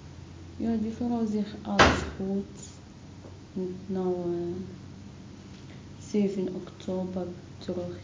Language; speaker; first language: Dutch; non-native, learner; Arabic